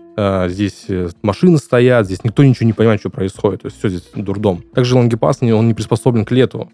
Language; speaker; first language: Russian; native; Russian